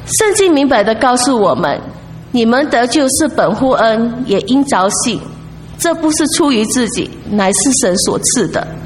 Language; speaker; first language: Chinese; non-native, local second language; English